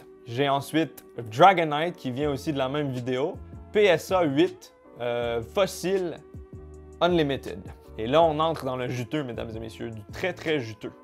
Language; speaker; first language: French; native; French